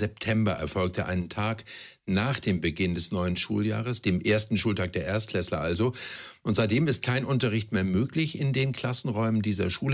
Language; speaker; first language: German; native; German